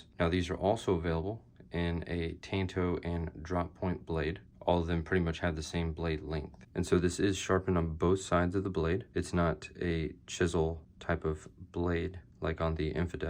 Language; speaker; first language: English; native; English